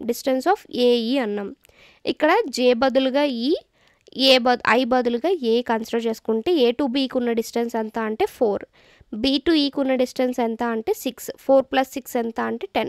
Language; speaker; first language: Telugu; native; Telugu